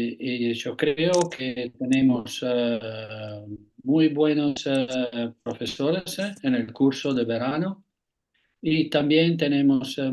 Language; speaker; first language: Spanish; non-native, fluent; Italian